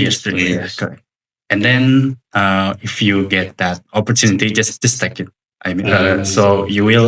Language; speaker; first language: English; non-native, learner; Indonesian